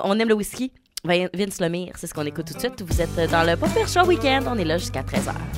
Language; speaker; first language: French; native; French